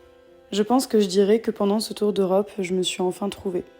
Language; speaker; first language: French; native; French